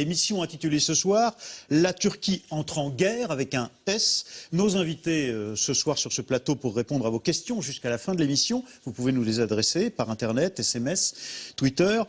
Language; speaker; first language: French; native; French